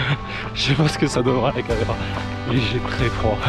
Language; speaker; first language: French; native; French